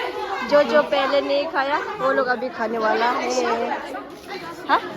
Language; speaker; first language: Hindi; non-native, local second language; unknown